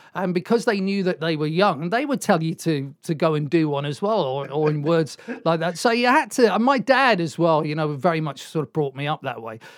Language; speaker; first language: English; native; English